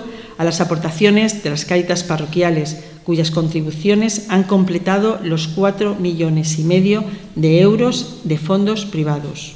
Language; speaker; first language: Spanish; native; Spanish